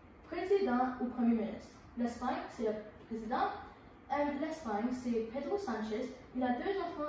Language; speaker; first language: French; non-native, learner; English